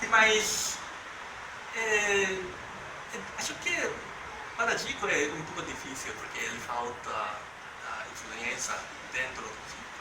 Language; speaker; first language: Portuguese; non-native, learner; Japanese